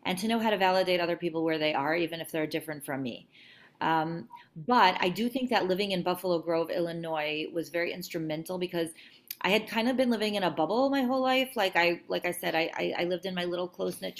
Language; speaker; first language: English; native; English